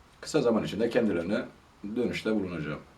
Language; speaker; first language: Turkish; native; Turkish